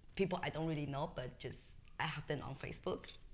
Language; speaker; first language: English; non-native, fluent; Chinese